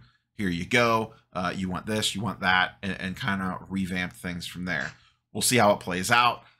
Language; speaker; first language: English; native; English